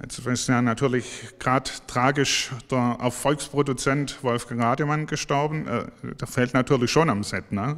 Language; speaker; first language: German; native; German